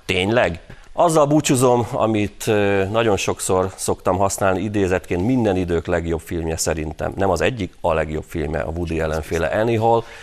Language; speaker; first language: Hungarian; native; Hungarian